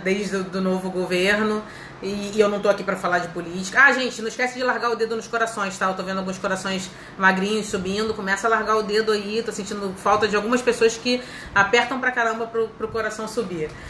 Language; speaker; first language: Portuguese; native; Portuguese